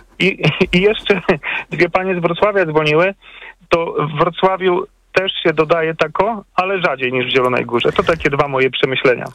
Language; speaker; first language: Polish; native; Polish